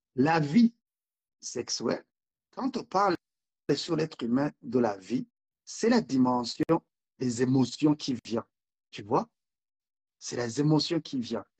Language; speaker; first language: French; non-native, local second language; Rundi